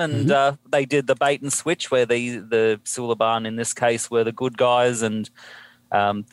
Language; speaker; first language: English; native; English